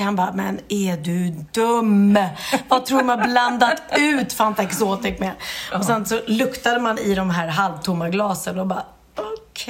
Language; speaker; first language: Swedish; native; Swedish